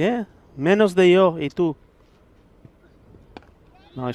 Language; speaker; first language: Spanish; non-native, learner; Punjabi